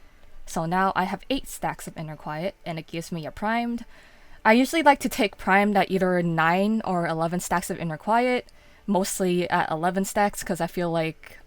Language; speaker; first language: English; native; English